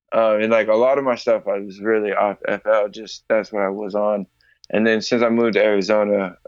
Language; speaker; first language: English; native; English